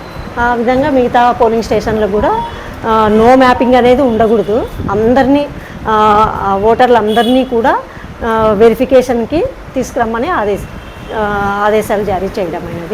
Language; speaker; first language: Telugu; native; Telugu